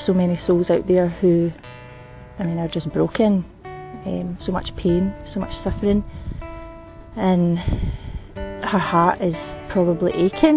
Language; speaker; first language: English; native; English